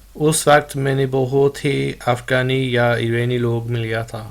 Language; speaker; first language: Urdu; non-native, learner; English